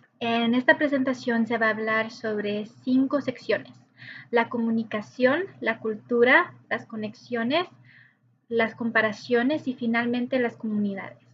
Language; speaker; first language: Spanish; early bilingual, heritage; Spanish